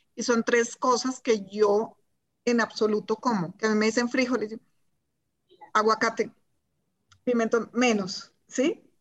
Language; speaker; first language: Spanish; native; Spanish